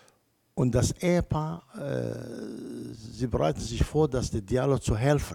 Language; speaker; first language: German; non-native, learner; Kurdish